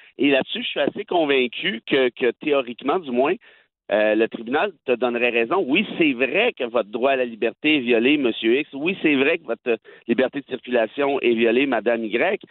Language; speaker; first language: French; native; French